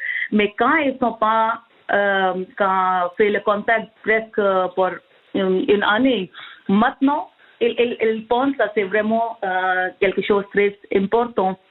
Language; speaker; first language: French; non-native, learner; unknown